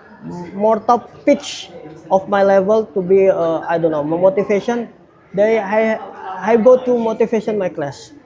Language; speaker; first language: English; non-native, learner; Indonesian